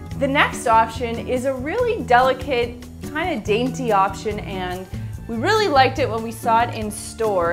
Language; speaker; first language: English; native; English